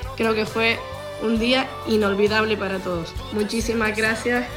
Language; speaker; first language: Spanish; native; Spanish